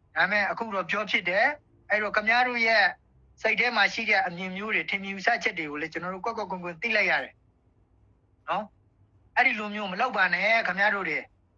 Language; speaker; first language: Burmese; native; Burmese